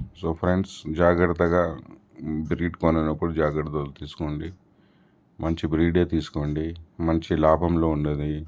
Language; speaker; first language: Telugu; non-native, local second language; Urdu